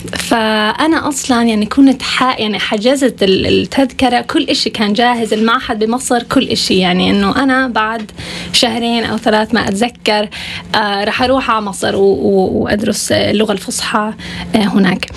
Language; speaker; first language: Arabic; non-native, fluent; Swedish